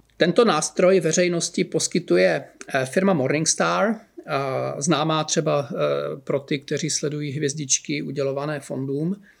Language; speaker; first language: Czech; native; Czech